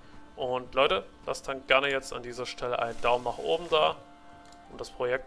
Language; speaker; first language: German; native; German